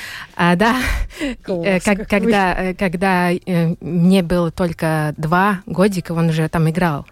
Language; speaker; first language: Russian; non-native, local second language; Latvian